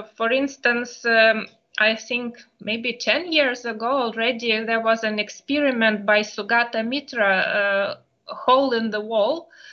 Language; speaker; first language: English; non-native, fluent; Lithuanian